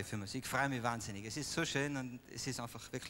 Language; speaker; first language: German; native; German